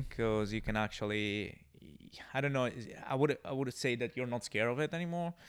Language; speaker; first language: English; non-native, fluent; Italian